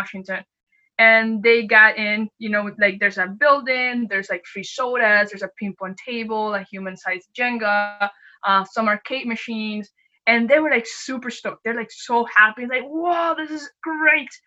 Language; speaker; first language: English; non-native, fluent; Spanish